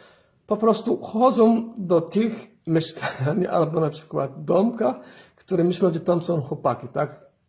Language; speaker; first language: Polish; non-native, fluent; Somali